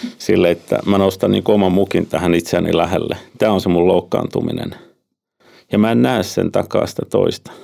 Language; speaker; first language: Finnish; native; Finnish